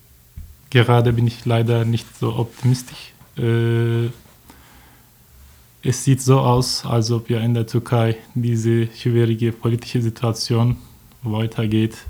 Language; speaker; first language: German; non-native, learner; Turkish